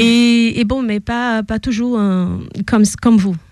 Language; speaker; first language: French; non-native, fluent; Portuguese